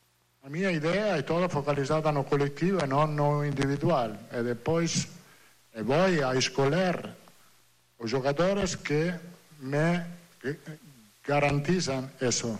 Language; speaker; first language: Portuguese; non-native, learner; Italian